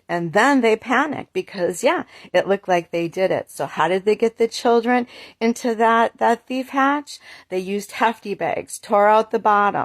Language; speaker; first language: English; native; English